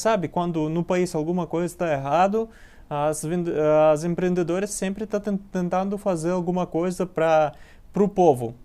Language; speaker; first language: Portuguese; non-native, learner; Russian